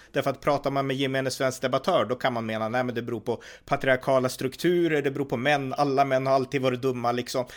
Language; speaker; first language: Swedish; native; Swedish